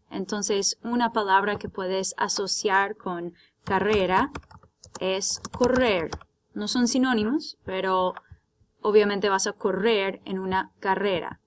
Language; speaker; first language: Spanish; non-native, fluent; English